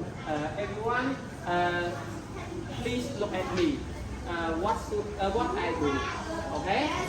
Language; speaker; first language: English; non-native, learner; Khmer